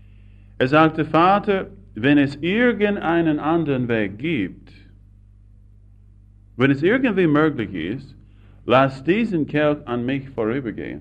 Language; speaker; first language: German; non-native, fluent; English